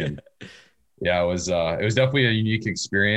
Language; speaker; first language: English; native; English